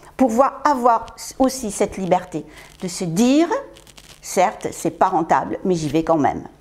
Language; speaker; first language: French; native; French